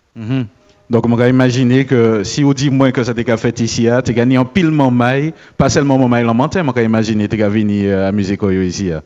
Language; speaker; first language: French; native; French